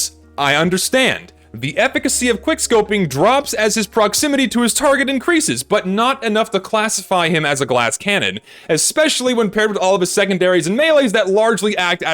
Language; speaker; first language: English; native; English